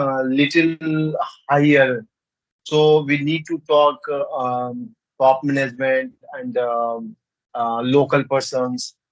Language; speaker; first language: English; non-native, learner; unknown